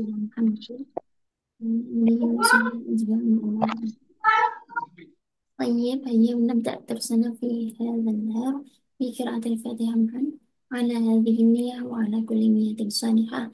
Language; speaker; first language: Arabic; non-native, fluent; Indonesian